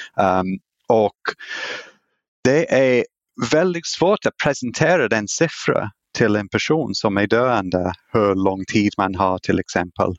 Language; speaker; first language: Swedish; non-native, fluent; English